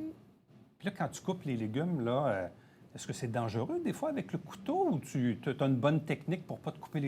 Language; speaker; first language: French; native; French